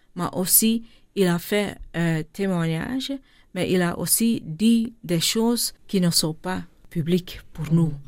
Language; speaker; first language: French; non-native, learner; Dutch